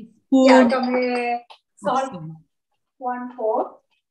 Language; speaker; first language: English; non-native, learner; Bangla